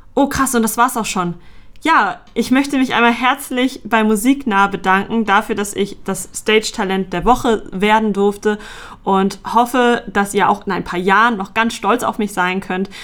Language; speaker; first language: German; native; German